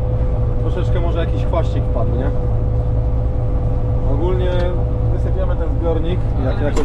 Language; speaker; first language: Polish; native; Polish